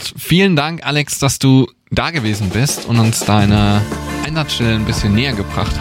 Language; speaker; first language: German; native; German